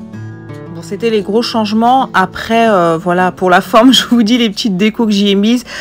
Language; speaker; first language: French; native; French